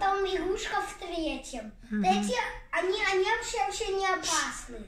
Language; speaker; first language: Russian; early bilingual, heritage; Russian